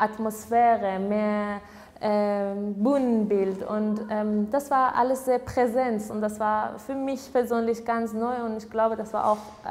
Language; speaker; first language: German; non-native, fluent; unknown